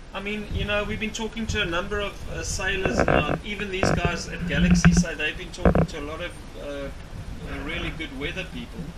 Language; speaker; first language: English; native; English